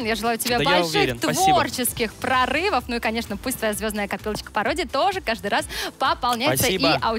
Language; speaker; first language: Russian; native; Russian